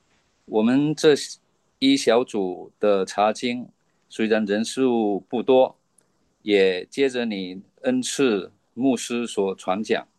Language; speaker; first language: Chinese; native; Chinese